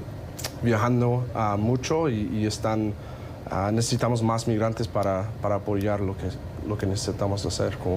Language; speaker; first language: Spanish; non-native, fluent; English